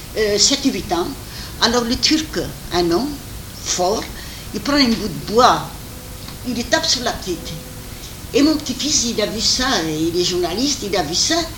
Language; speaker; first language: French; non-native, fluent; Armenian